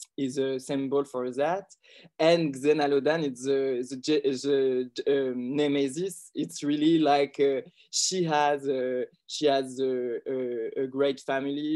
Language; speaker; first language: English; non-native, learner; French